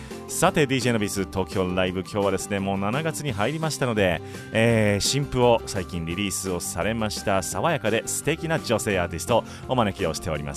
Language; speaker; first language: Japanese; native; Japanese